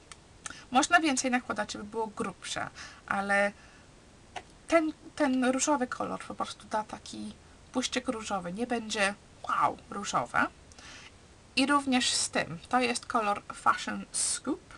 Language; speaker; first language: Polish; early bilingual, heritage; Polish